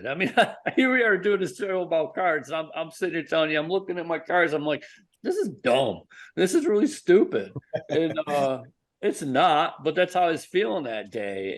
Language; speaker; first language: English; native; English